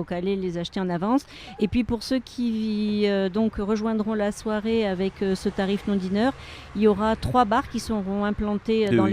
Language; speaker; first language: French; native; French